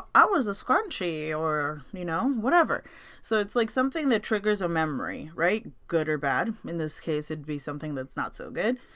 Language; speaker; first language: English; native; English